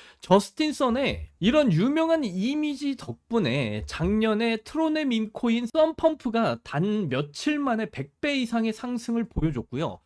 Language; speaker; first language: Korean; native; Korean